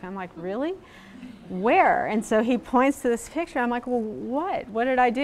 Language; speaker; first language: English; native; English